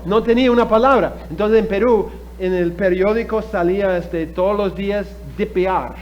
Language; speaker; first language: Spanish; non-native, fluent; English